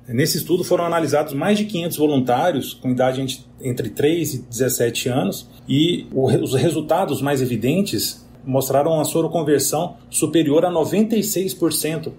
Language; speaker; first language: Portuguese; native; Portuguese